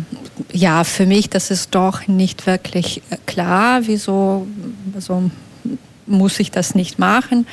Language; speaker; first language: German; non-native, fluent; Belarusian